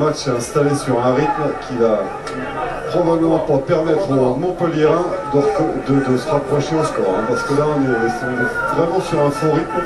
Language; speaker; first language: French; native; French